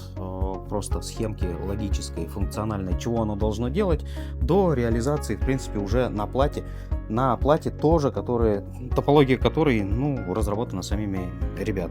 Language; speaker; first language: Russian; native; Russian